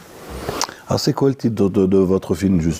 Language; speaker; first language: French; native; French